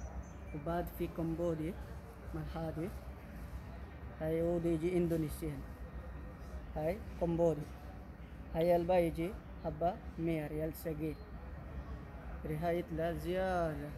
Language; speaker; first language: Arabic; non-native, learner; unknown